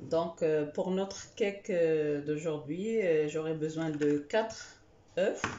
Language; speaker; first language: French; non-native, local second language; Arabic